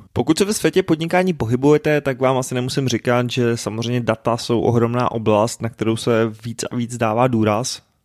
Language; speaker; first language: Czech; native; Czech